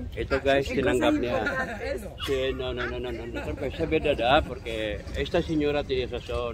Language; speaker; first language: Spanish; non-native, learner; Filipino